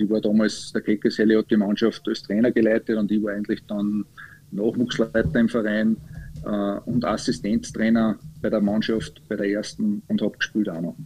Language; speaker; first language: German; native; German